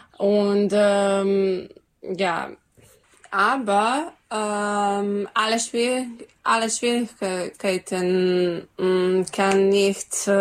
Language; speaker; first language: German; non-native, learner; Serbian